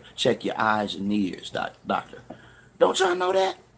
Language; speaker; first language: English; native; English